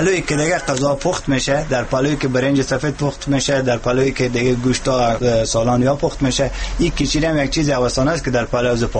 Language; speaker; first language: Persian; native; Persian